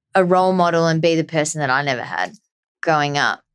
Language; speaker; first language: English; native; English